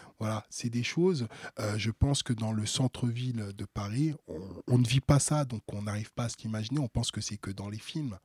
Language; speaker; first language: French; early bilingual, other home language; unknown